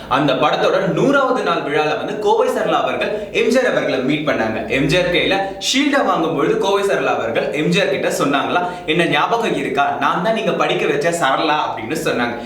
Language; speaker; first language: Tamil; native; Tamil